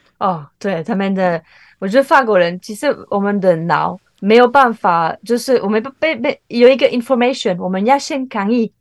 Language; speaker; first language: Chinese; non-native, fluent; French